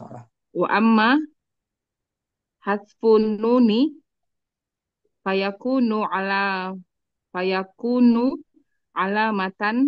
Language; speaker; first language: Arabic; non-native, learner; Indonesian